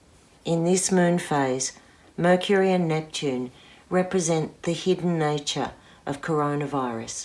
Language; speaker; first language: English; native; English